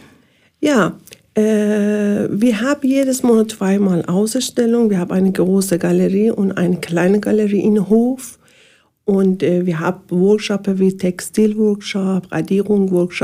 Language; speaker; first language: German; non-native, learner; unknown